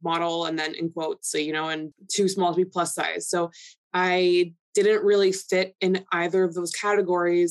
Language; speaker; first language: English; early bilingual, other home language; Polish